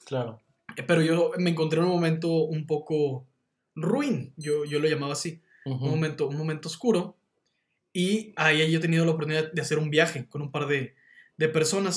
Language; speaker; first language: Spanish; native; Spanish